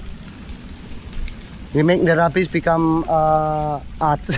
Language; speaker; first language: English; non-native, learner; Indonesian